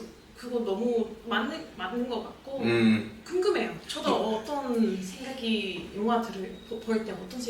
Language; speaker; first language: Korean; non-native, fluent; English